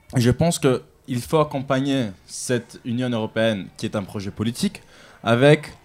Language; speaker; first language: French; non-native, fluent; Greek